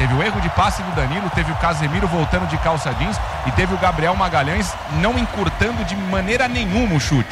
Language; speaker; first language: Portuguese; native; Portuguese